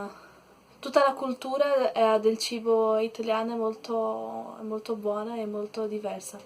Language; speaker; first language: Italian; non-native, learner; Portuguese